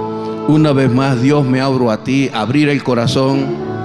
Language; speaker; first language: Spanish; native; Spanish